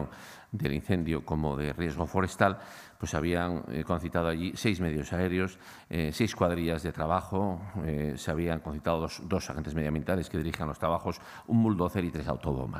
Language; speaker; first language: Spanish; native; Spanish